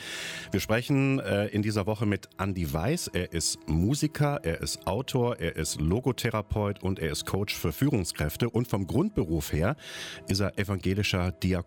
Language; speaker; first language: German; native; German